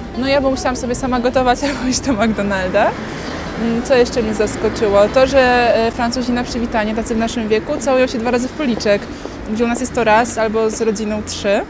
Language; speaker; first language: Polish; native; Polish